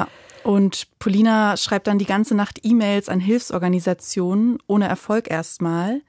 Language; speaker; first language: German; native; German